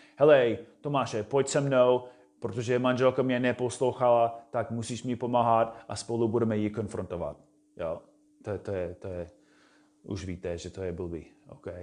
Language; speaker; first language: Czech; non-native, fluent; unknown